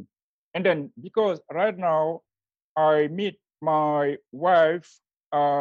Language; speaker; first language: English; non-native, learner; Wolof